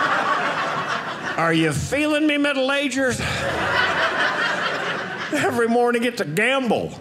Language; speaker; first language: English; native; English